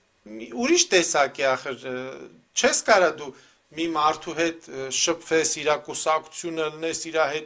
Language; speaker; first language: Armenian; native; Armenian